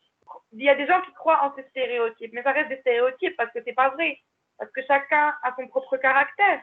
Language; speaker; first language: French; non-native, local second language; Arabic